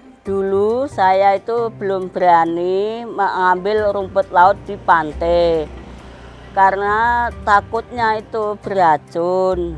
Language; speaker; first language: Indonesian; non-native, local second language; Javanese